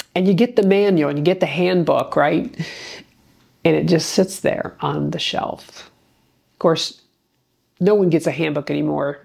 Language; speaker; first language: English; native; English